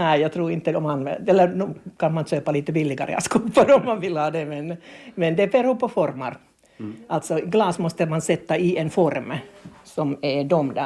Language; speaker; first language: Swedish; non-native, local second language; Finnish